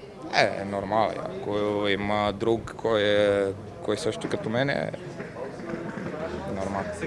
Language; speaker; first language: Bulgarian; non-native, learner; Romanian